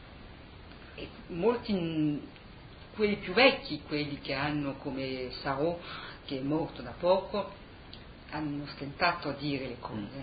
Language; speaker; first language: Italian; early bilingual, heritage; Italian